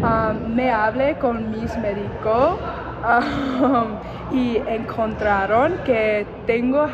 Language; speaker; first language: Spanish; non-native, learner; English